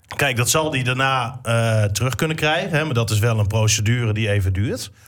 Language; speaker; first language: Dutch; native; Dutch